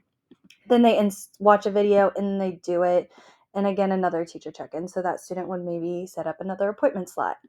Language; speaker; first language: English; native; English